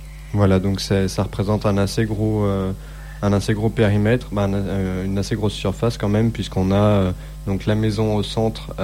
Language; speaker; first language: French; native; French